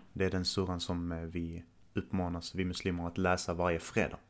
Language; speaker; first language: Swedish; native; Swedish